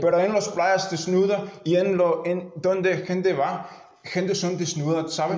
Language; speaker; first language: Spanish; non-native, learner; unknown